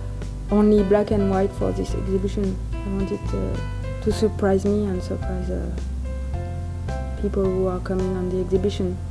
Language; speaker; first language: English; non-native, learner; French